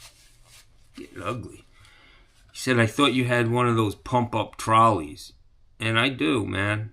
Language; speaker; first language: English; native; English